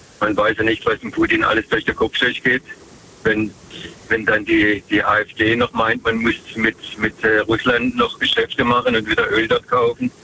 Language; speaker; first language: German; native; German